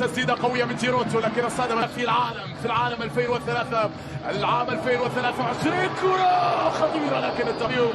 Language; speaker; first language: Arabic; native; Arabic